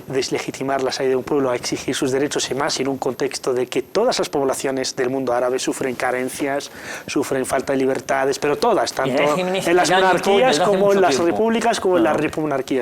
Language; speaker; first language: Spanish; native; Spanish